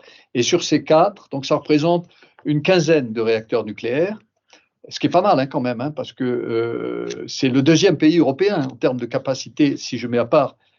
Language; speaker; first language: French; native; French